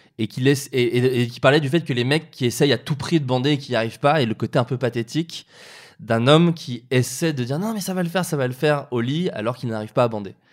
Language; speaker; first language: French; native; French